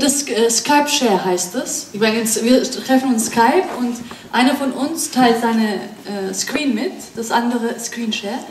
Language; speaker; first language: German; non-native, fluent; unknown